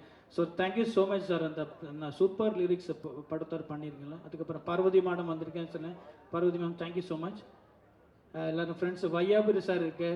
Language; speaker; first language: Tamil; non-native, learner; Malayalam